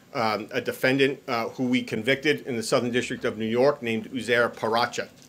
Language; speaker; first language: English; native; English